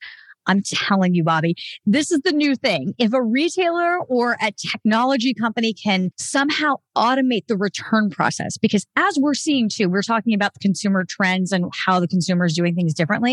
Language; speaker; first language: English; native; English